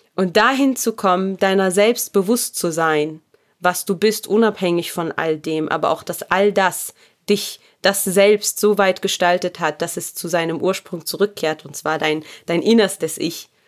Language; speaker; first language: German; early bilingual, other home language; Arabic